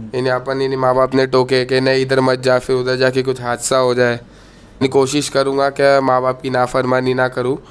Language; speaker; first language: Hindi; non-native, local second language; Urdu